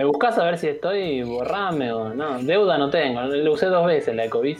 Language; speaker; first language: Spanish; native; Spanish